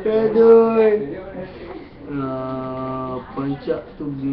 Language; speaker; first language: Malay; native; Malay